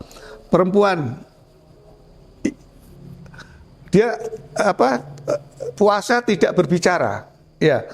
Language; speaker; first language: Indonesian; native; Indonesian